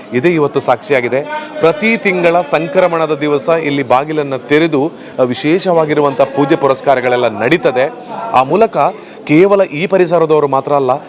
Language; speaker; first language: Kannada; native; Kannada